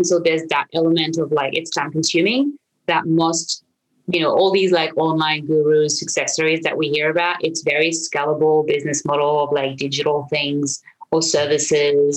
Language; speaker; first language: English; non-native, fluent; French